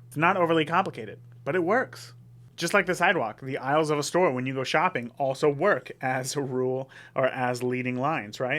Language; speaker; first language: English; native; English